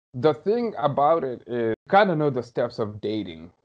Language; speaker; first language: English; non-native, local second language; Somali